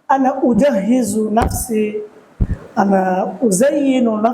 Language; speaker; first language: Arabic; non-native, fluent; Bangla